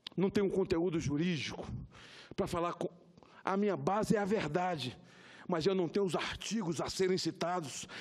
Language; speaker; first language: Portuguese; native; Portuguese